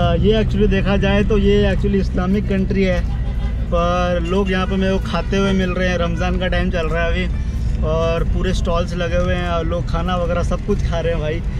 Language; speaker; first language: Hindi; native; Hindi